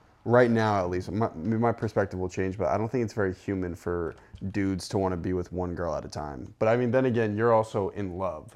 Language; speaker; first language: English; native; English